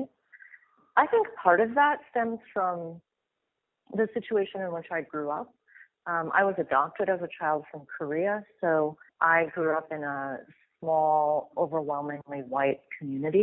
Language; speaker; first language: English; native; English